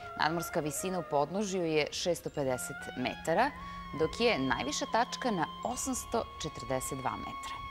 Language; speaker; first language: Serbian; native; Serbian